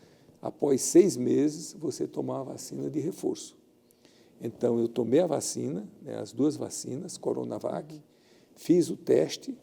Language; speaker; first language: Portuguese; native; Portuguese